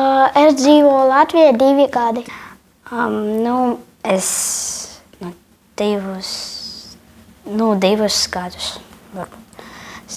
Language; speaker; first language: Latvian; non-native, learner; Russian